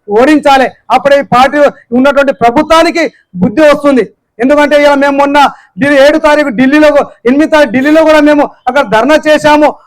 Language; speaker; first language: Telugu; non-native, local second language; Lambadi